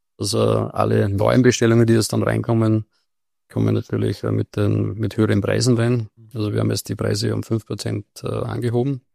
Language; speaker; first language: German; native; German